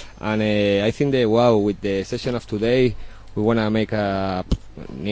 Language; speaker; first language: English; non-native, learner; Spanish